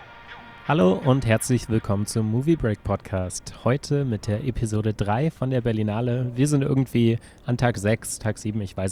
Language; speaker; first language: German; native; German